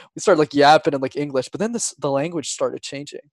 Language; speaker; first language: English; non-native, fluent; Tamil